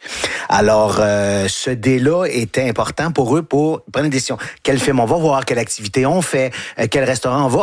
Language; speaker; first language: French; native; French